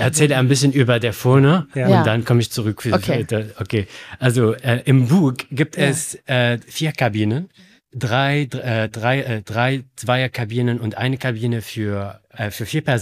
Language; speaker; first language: German; non-native, learner; Arabic